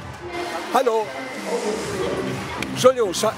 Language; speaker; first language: German; native; German